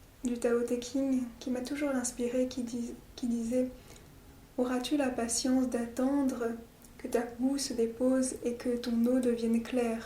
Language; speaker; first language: French; native; French